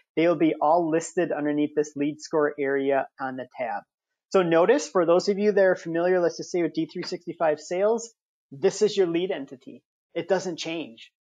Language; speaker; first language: English; native; English